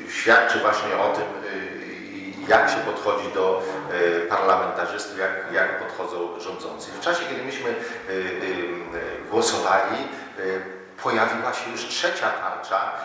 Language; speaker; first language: Polish; native; Polish